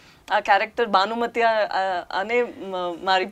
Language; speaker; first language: Telugu; non-native, learner; Tamil